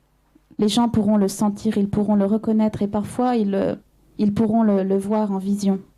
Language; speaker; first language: French; native; French